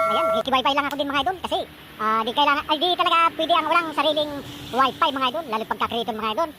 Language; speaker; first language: Filipino; non-native, local second language; Bikol